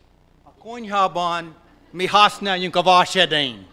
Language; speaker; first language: Hungarian; non-native, fluent; English